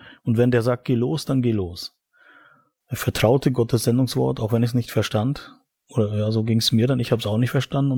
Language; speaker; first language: German; native; German